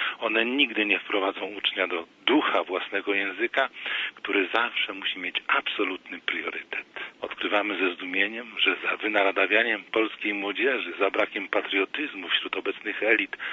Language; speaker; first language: Polish; native; Polish